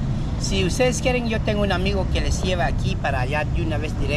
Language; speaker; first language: Spanish; native; Spanish